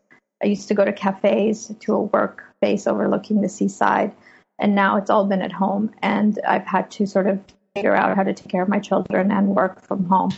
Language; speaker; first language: English; early bilingual, other home language; Persian